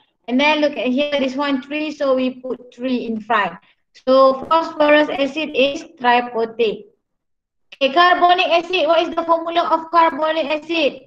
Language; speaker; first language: English; non-native, local second language; Malay